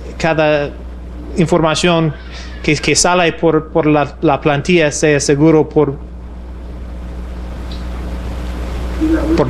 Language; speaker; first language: Spanish; non-native, fluent; English